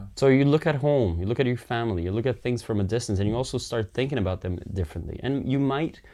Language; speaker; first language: English; early bilingual, heritage; Finnish